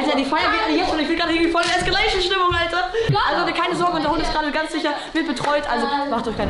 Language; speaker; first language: German; native; German